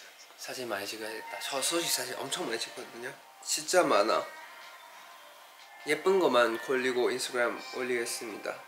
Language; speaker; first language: Korean; non-native, fluent; Thai